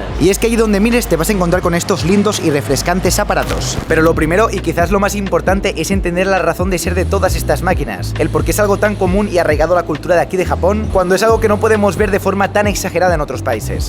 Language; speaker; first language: Spanish; native; Spanish